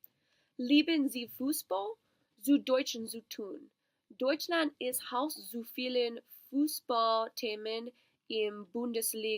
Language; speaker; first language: German; non-native, learner; English